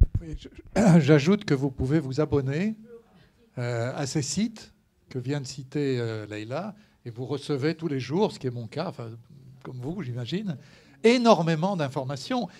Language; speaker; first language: French; native; French